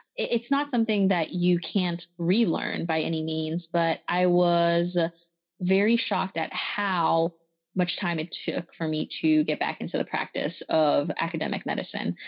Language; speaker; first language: English; early bilingual, other home language; French